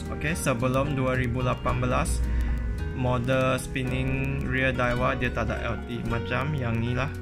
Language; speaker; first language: Malay; native; Malay